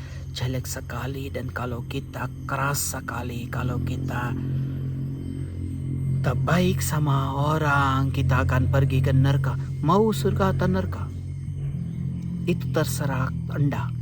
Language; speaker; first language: Indonesian; non-native, fluent; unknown